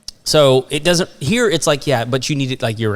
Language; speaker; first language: English; native; English